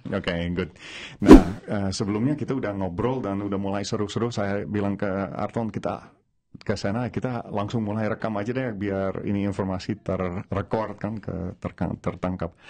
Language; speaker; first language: Indonesian; non-native, fluent; Dutch